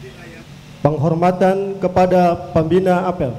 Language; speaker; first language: Indonesian; native; Indonesian